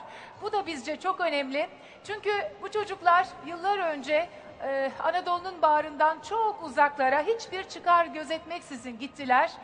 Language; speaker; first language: Turkish; native; Turkish